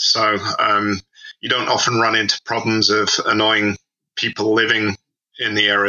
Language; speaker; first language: English; native; English